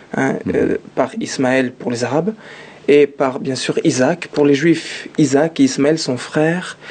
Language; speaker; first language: French; early bilingual, other home language; Arabic